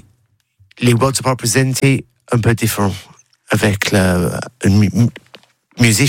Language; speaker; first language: French; non-native, learner; English